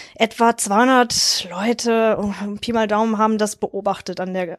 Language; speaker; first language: German; native; German